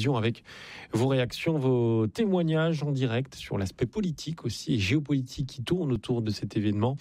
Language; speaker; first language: French; native; French